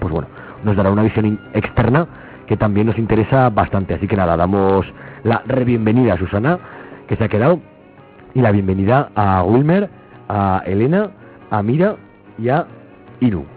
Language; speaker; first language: Spanish; native; Spanish